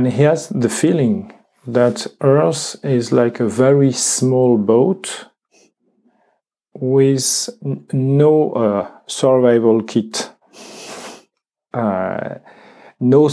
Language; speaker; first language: English; non-native, learner; French